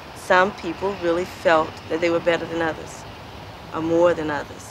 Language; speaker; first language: English; native; English